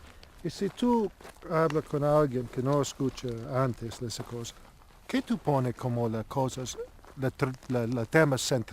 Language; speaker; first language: Spanish; non-native, learner; English